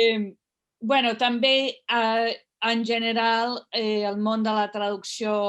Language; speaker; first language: Catalan; non-native, fluent; English